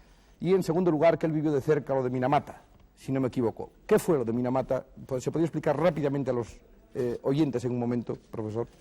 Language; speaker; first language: Spanish; native; Spanish